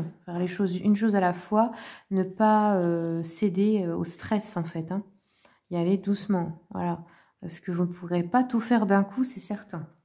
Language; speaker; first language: French; native; French